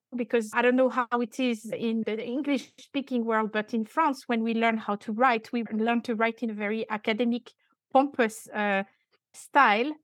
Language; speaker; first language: English; non-native, fluent; French